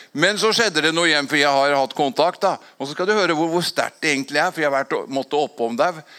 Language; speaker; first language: Norwegian; native; Norwegian